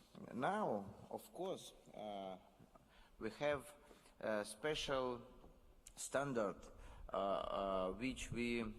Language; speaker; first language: English; non-native, learner; Russian